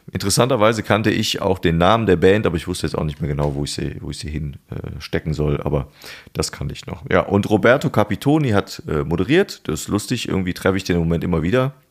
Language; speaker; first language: German; native; German